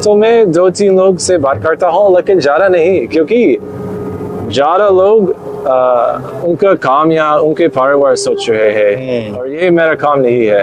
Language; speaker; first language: Hindi; non-native, learner; English